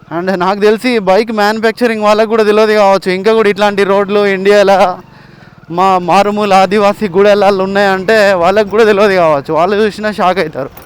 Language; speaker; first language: Telugu; non-native, local second language; Gondi